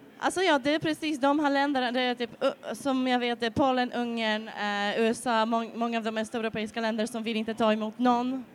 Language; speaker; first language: Swedish; non-native, fluent; Polish